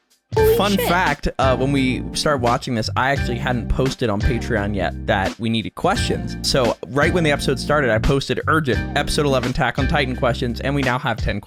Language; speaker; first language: English; native; English